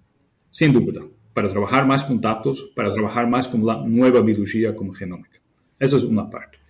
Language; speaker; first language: Spanish; non-native, fluent; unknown